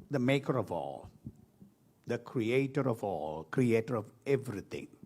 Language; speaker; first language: English; non-native, local second language; Malayalam